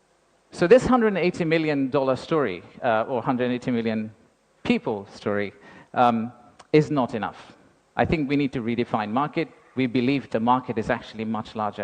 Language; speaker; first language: English; non-native, local second language; Bangla